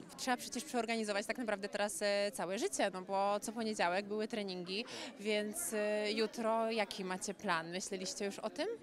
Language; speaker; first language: Polish; native; Polish